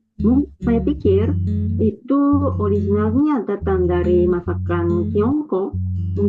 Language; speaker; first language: Indonesian; non-native, fluent; Japanese